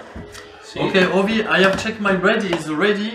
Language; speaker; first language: English; non-native, learner; French